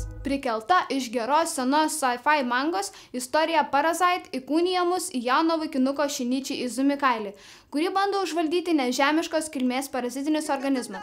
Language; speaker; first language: Lithuanian; native; Lithuanian